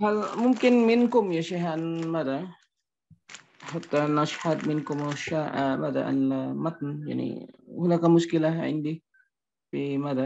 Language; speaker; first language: Arabic; non-native, learner; Indonesian